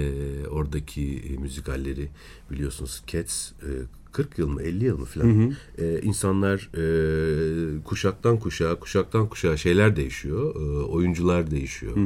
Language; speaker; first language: Turkish; native; Turkish